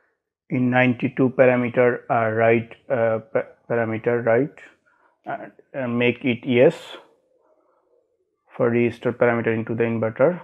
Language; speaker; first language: English; non-native, learner; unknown